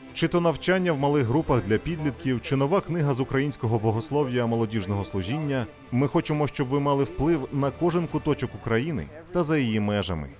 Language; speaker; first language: Ukrainian; non-native, fluent; English